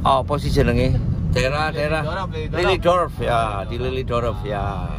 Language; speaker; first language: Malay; non-native, local second language; Javanese